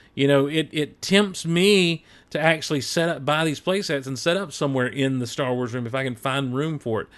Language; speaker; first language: English; native; English